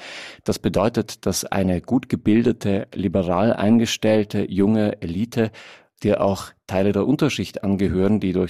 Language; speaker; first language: German; native; German